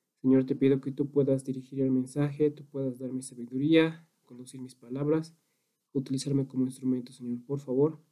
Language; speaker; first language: Spanish; native; Spanish